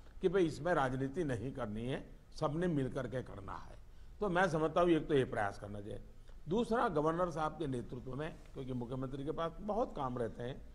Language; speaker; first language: Hindi; non-native, local second language; Gujarati